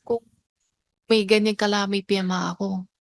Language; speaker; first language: Filipino; non-native, learner; Chinese